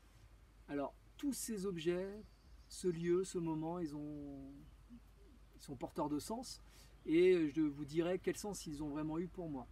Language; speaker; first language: French; native; French